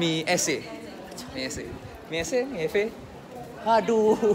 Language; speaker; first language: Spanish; non-native, learner; Indonesian